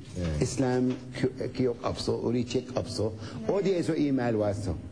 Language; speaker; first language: Korean; non-native, learner; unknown